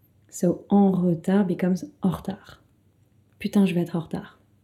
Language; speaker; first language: French; native; French